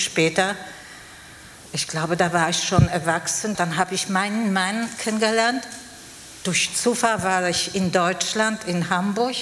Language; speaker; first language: German; non-native, fluent; Polish